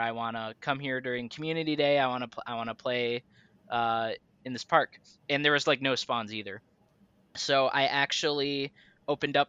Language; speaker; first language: English; native; English